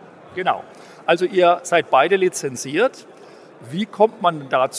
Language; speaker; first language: German; native; German